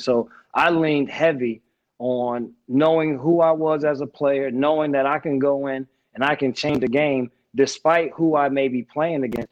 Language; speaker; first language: English; native; English